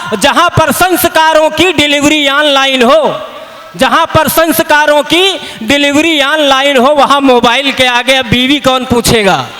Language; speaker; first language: Hindi; native; Hindi